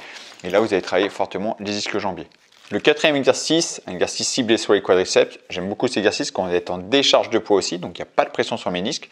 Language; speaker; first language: French; native; French